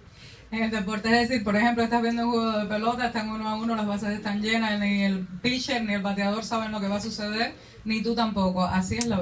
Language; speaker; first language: Spanish; native; Spanish